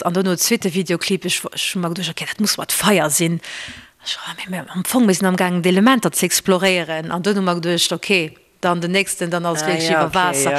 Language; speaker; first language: Luxembourgish; early bilingual, other home language; Portuguese